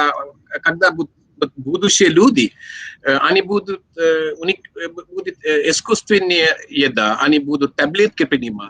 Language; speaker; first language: Russian; non-native, learner; Sinhala